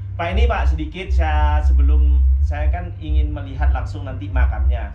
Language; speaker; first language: Indonesian; non-native, local second language; Madurese